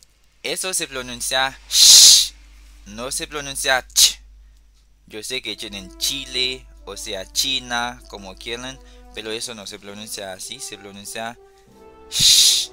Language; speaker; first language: Spanish; non-native, fluent; Haitian Creole